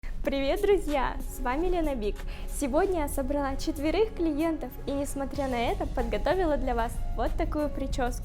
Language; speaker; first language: Russian; native; Russian